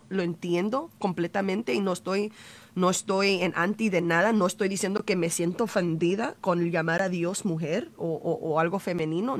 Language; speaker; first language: Spanish; early bilingual, heritage; Spanish